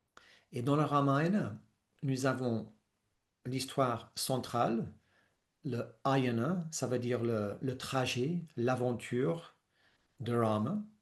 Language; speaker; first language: French; non-native, fluent; English